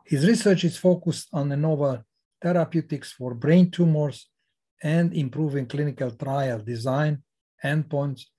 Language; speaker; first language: English; non-native, fluent; Hungarian